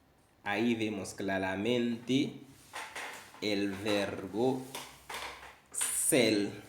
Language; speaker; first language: Spanish; non-native, fluent; Haitian Creole